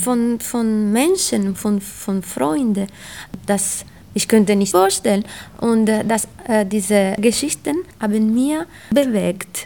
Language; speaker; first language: German; non-native, learner; Italian